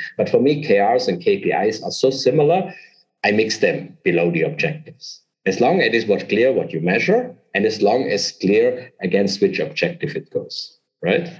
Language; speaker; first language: English; non-native, fluent; German